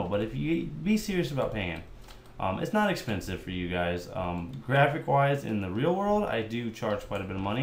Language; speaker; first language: English; native; English